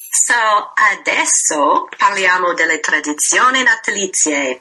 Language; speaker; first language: Italian; non-native, fluent; English